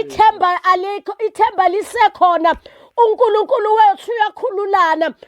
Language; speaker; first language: Zulu; non-native, local second language; Swati